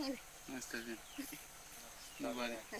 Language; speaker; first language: Spanish; non-native, learner; French